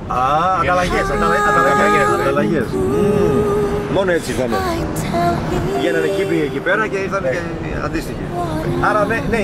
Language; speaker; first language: Greek; native; Greek